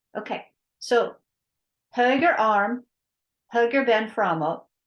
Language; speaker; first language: Swedish; non-native, learner; English